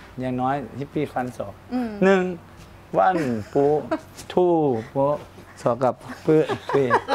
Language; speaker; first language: Thai; native; Thai